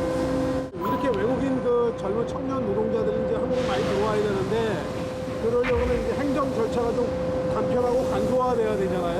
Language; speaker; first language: Korean; native; Korean